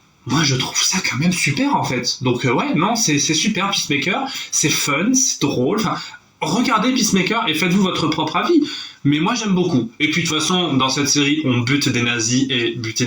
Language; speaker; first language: French; native; French